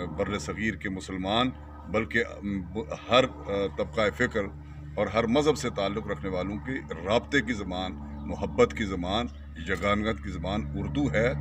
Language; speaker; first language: Urdu; non-native, local second language; Pahari-Potwari